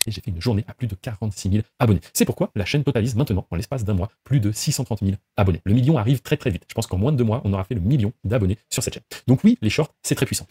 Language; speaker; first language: French; native; French